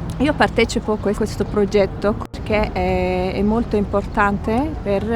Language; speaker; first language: Italian; non-native, fluent; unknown